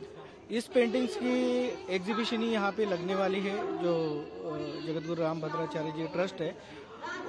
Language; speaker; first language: Hindi; non-native, local second language; Marathi